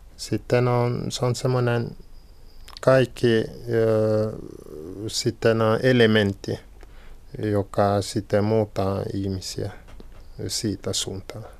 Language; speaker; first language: Finnish; non-native, learner; French